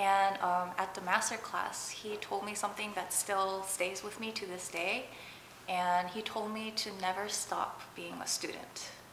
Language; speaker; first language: English; early bilingual, other home language; Korean